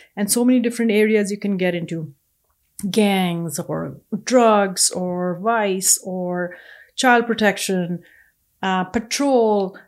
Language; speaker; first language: English; non-native, local second language; Punjabi